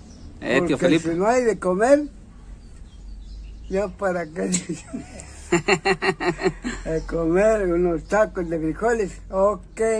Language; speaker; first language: Spanish; non-native, local second language; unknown